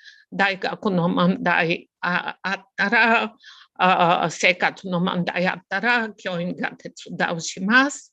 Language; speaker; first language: Japanese; non-native, learner; Bulgarian